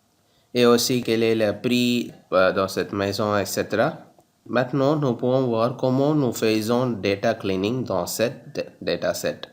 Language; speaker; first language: French; non-native, learner; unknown